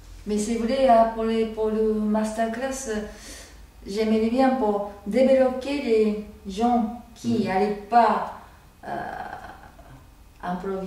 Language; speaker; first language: French; non-native, learner; Japanese